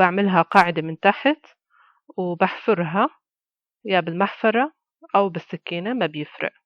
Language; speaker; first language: Arabic; native; Arabic